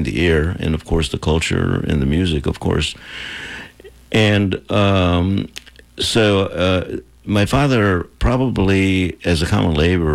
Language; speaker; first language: English; non-native, local second language; Spanish